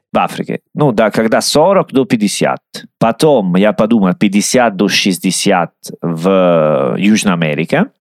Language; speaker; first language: Russian; non-native, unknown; Italian